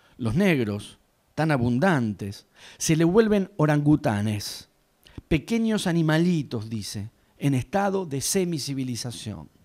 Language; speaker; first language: Spanish; native; Spanish